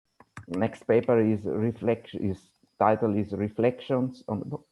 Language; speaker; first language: English; non-native, fluent; Italian